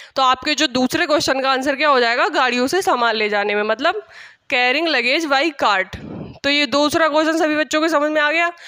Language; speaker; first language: Hindi; native; Hindi